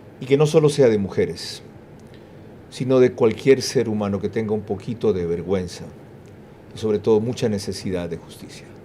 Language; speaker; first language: Spanish; native; Spanish